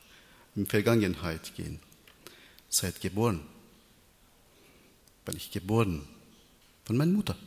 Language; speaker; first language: German; non-native, learner; Persian